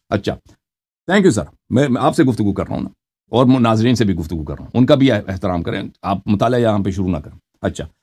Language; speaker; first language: Urdu; non-native, local second language; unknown